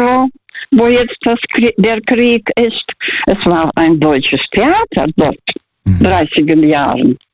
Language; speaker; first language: German; early bilingual, heritage; German